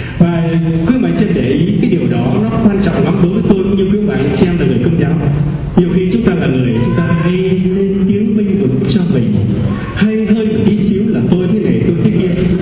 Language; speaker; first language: Vietnamese; native; Vietnamese